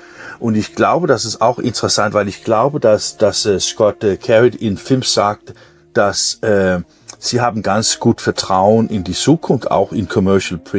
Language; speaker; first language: German; non-native, learner; Danish